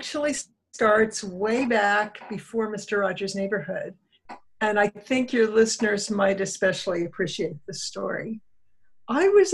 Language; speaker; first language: English; native; English